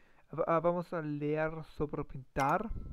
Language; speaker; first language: Spanish; non-native, learner; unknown